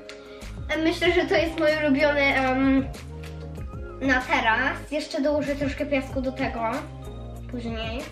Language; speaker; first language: Polish; early bilingual, heritage; Polish